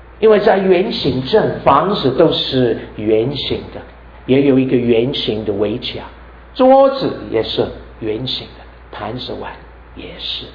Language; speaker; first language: Chinese; non-native, fluent; English